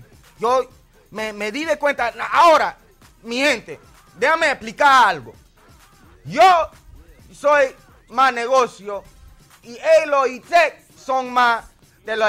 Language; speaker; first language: Spanish; early bilingual, heritage; Spanish